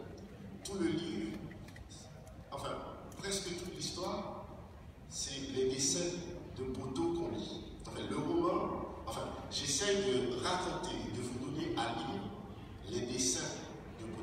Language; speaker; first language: French; non-native, local second language; Haitian Creole